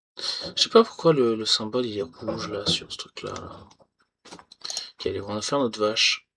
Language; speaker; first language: French; native; French